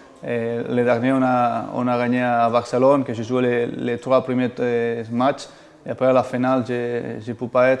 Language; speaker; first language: French; non-native, fluent; Spanish